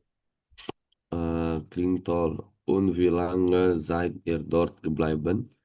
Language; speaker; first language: German; non-native, learner; Indonesian